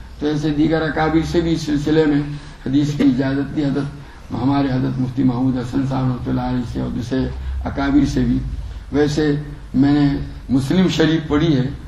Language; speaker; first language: Urdu; non-native, local second language; Gujarati